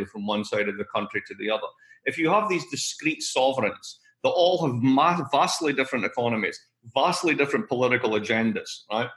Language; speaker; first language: English; native; English